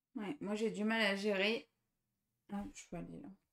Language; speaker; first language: French; native; French